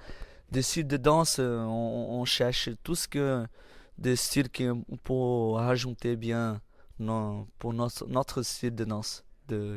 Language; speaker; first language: French; non-native, learner; Portuguese